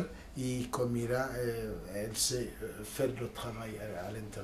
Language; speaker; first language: French; non-native, learner; Spanish